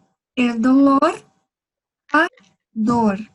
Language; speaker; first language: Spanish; non-native, fluent; Portuguese